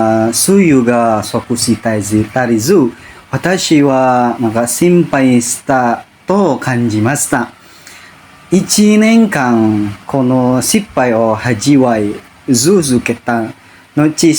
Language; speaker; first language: Japanese; non-native, learner; Indonesian